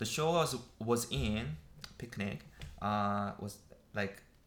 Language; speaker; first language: English; non-native, fluent; Korean